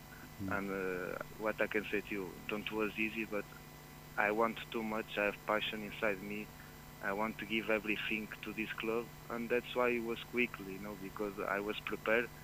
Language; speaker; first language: English; non-native, fluent; Portuguese